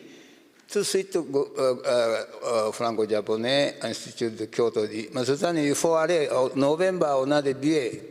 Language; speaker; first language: French; non-native, learner; Japanese